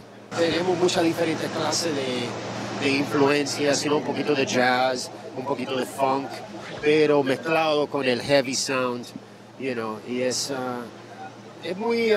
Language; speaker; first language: Spanish; early bilingual, heritage; Spanish